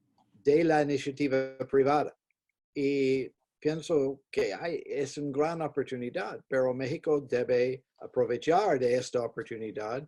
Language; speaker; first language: Spanish; non-native, fluent; English